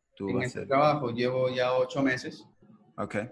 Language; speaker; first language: Spanish; native; Spanish